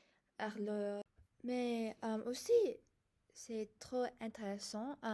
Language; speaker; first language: French; non-native, learner; English